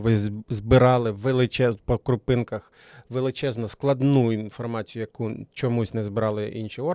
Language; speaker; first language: Ukrainian; native; Ukrainian